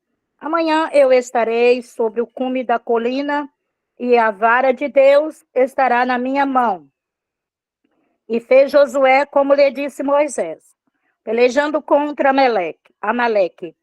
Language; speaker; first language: Portuguese; native; Portuguese